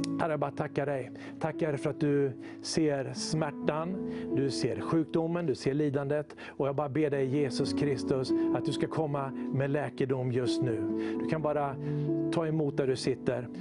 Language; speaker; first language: Swedish; native; Swedish